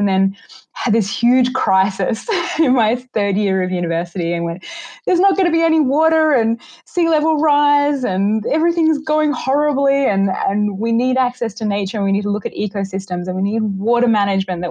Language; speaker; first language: English; native; English